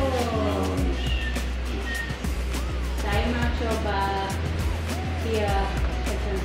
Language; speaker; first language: Indonesian; non-native, learner; English